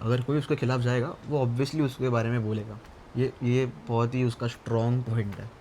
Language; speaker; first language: Hindi; non-native, local second language; Marathi